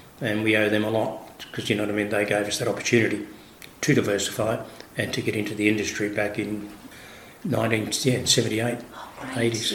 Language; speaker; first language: English; early bilingual, other home language; Italian